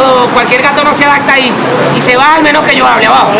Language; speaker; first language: Spanish; native; Spanish